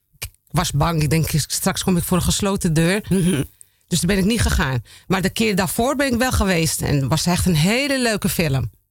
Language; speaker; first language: Dutch; early bilingual, other home language; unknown